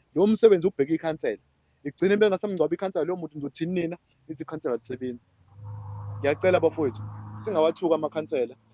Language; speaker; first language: Zulu; native; Zulu